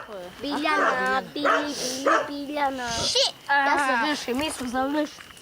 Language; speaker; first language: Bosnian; early bilingual, heritage; English